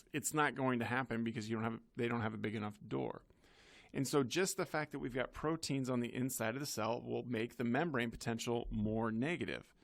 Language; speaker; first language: English; native; English